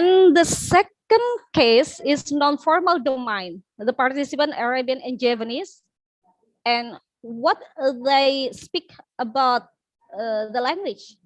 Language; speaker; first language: English; non-native, learner; Indonesian